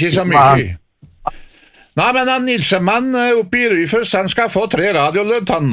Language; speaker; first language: Norwegian; native; Norwegian